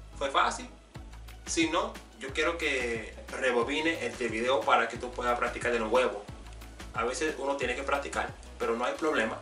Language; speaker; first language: Spanish; non-native, fluent; English